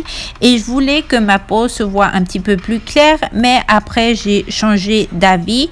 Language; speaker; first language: French; non-native, fluent; Spanish